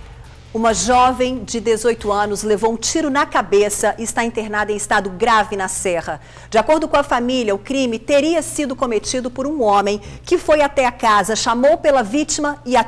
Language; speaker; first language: Portuguese; native; Portuguese